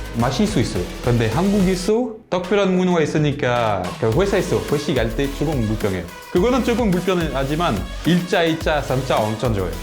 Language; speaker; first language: Korean; non-native, learner; French